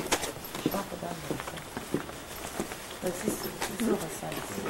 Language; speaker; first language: German; non-native, fluent; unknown